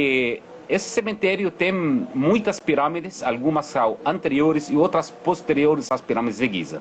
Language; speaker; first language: Portuguese; non-native, fluent; Arabic